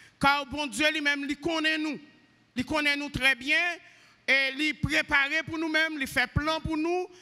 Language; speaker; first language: French; non-native, local second language; Haitian Creole